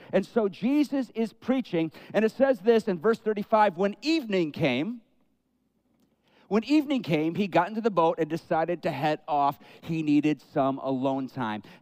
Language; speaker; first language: English; native; English